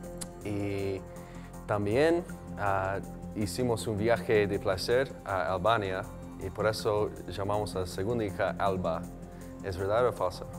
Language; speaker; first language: Spanish; non-native, fluent; English